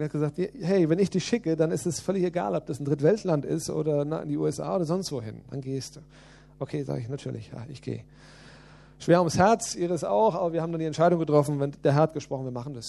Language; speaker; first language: German; native; German